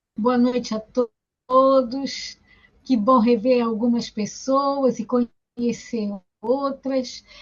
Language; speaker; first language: Portuguese; early bilingual, other home language; Italian